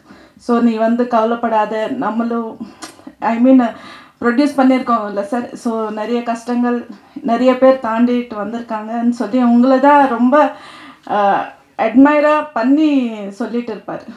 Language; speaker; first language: Tamil; non-native, fluent; Telugu